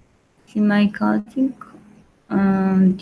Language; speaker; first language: English; non-native, learner; Spanish